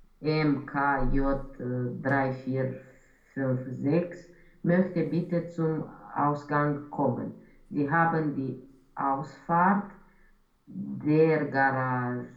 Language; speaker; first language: German; non-native, learner; Romanian